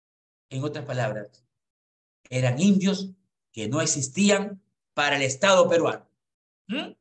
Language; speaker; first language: Spanish; native; Spanish